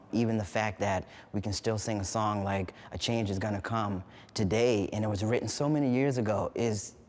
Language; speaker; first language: English; native; English